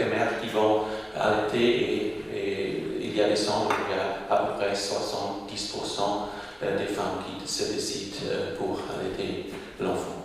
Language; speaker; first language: French; non-native, local second language; German